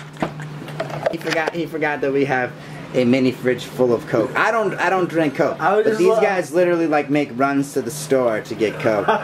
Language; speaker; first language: English; native; English